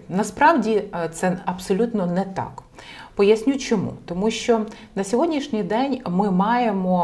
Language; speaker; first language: Ukrainian; native; Ukrainian